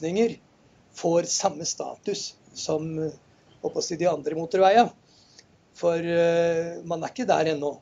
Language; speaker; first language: Norwegian; native; Norwegian